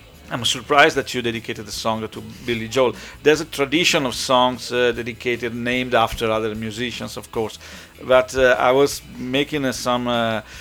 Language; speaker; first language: English; non-native, fluent; Italian